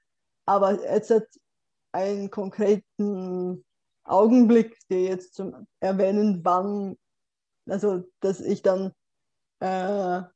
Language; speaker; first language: German; non-native, fluent; Bulgarian